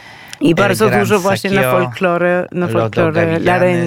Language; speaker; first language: Polish; non-native, fluent; Spanish